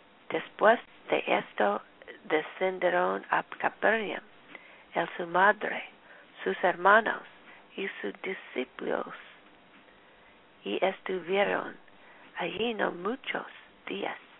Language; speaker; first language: Spanish; non-native, learner; English